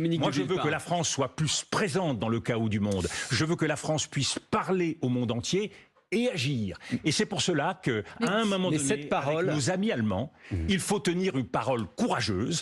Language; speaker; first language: French; native; French